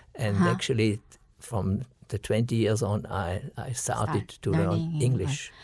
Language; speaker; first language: English; non-native, fluent; German